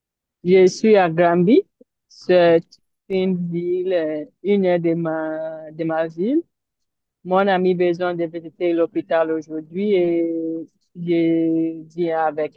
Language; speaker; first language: French; non-native, learner; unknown